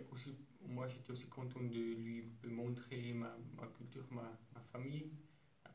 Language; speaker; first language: French; non-native, learner; German